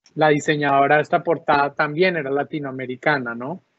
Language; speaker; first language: Spanish; native; Spanish